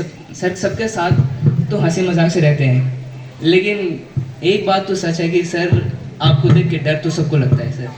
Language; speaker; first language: Hindi; native; Hindi